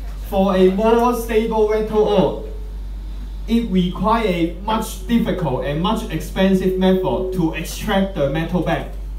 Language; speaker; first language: English; non-native, local second language; Cantonese